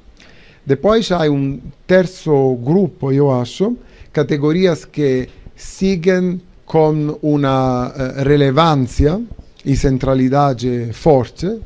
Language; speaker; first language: Portuguese; non-native, learner; Italian